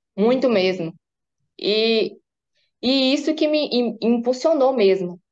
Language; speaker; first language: Portuguese; native; Portuguese